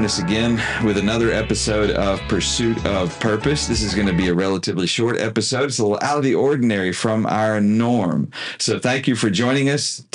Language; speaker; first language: English; native; English